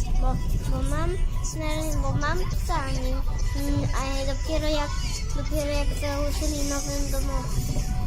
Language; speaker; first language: Polish; native; Polish